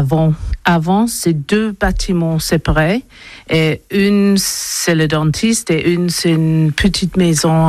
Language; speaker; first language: French; non-native, learner; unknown